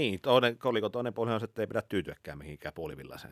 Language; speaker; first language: Finnish; native; Finnish